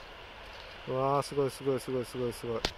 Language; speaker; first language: Japanese; native; Japanese